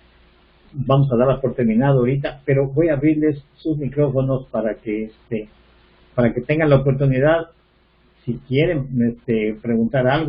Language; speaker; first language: Spanish; native; Spanish